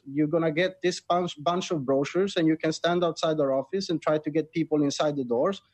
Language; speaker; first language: English; non-native, fluent; Swedish